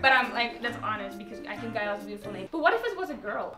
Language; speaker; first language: English; non-native, fluent; Dutch